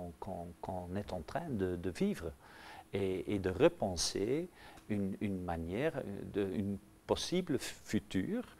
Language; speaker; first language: French; non-native, local second language; Dutch